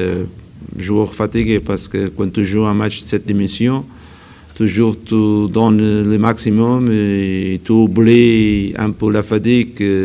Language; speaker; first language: French; non-native, learner; Portuguese